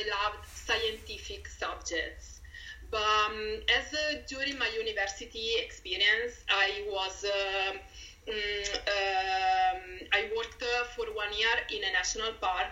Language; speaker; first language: English; non-native, fluent; Italian